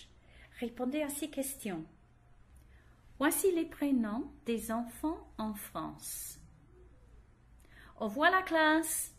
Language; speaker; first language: French; non-native, learner; English